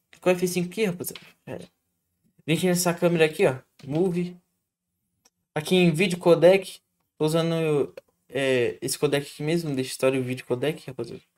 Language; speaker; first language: Portuguese; native; Portuguese